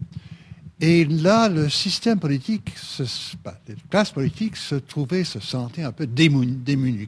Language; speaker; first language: French; native; French